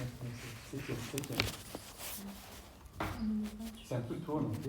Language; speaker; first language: French; non-native, fluent; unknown